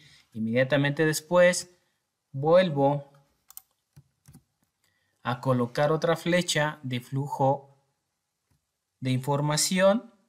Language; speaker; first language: Spanish; native; Spanish